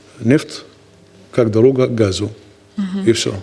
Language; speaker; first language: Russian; non-native, learner; Arabic